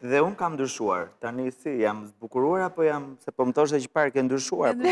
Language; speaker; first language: Albanian; native; Albanian